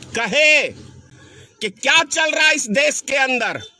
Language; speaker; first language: Hindi; native; Hindi